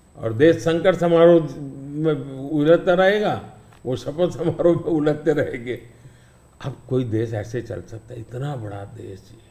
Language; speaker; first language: Hindi; non-native, local second language; Gujarati